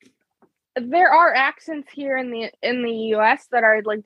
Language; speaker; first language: English; early bilingual, other home language; Spanish